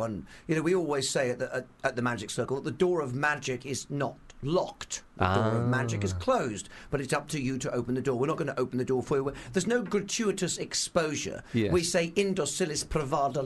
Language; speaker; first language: English; native; English